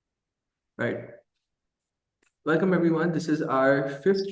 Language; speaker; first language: English; non-native, local second language; Urdu